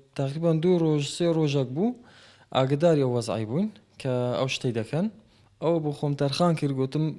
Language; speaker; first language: Central Kurdish; non-native, local second language; Kurdish